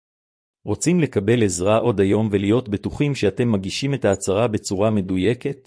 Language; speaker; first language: Hebrew; native; Hebrew